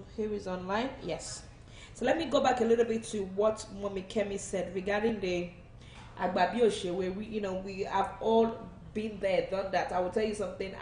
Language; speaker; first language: English; non-native, local second language; Yoruba